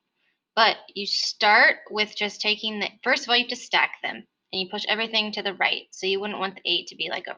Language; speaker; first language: English; native; English